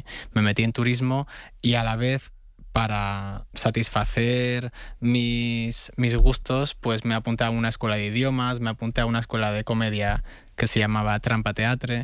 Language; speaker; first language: Spanish; native; Spanish